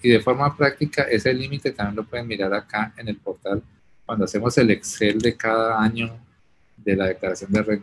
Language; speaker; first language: Spanish; native; Spanish